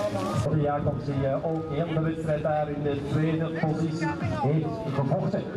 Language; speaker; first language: Dutch; native; Dutch